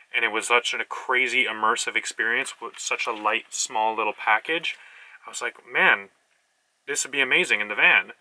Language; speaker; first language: English; native; English